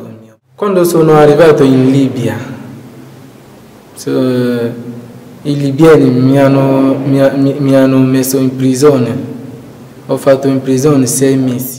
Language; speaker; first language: Italian; non-native, learner; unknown